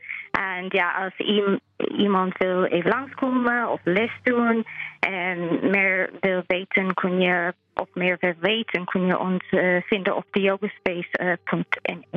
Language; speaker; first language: Dutch; non-native, learner; English